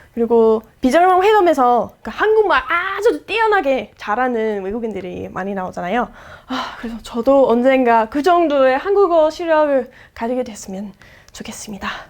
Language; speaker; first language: Korean; non-native, fluent; English